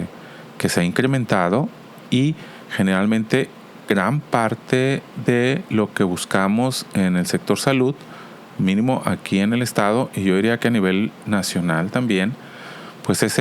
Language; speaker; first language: Spanish; native; Spanish